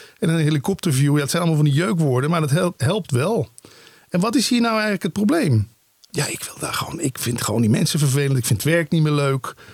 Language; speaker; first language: Dutch; native; Dutch